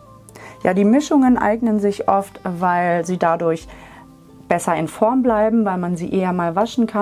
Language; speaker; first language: German; native; German